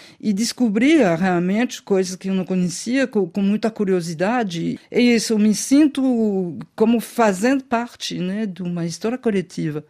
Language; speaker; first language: Portuguese; non-native, fluent; French